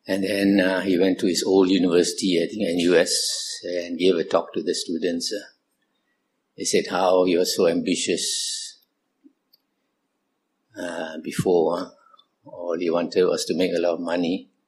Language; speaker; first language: English; non-native, local second language; Min Nan Chinese